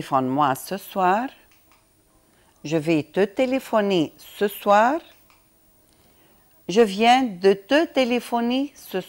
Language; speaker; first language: French; non-native, fluent; Arabic